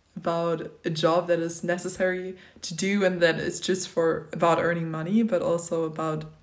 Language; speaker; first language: English; non-native, fluent; German